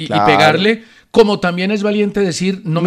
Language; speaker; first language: Spanish; native; Spanish